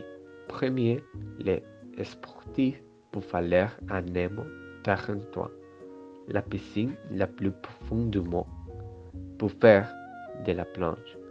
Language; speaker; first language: French; non-native, learner; Spanish